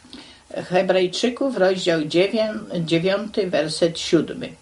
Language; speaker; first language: Polish; native; Polish